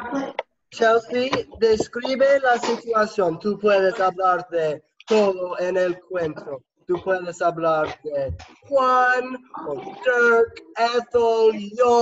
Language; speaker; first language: Spanish; non-native, fluent; English